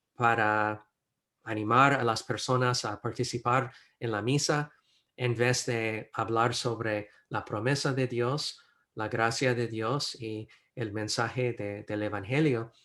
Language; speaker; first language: Spanish; non-native, fluent; English